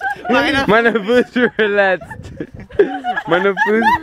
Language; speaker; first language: German; non-native, learner; English